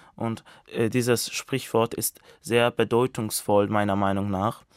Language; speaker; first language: German; non-native, fluent; Azerbaijani